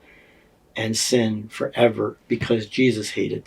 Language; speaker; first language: English; native; English